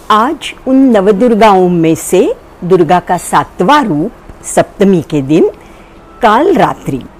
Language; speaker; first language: Hindi; non-native, local second language; Marathi